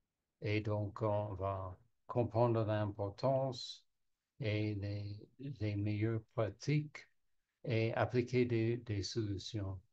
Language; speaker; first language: French; non-native, learner; English